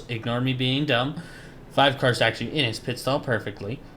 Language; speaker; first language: English; native; English